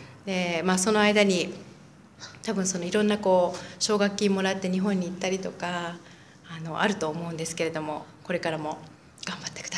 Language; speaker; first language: Japanese; native; Japanese